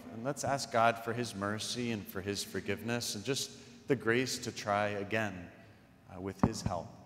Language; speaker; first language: English; native; English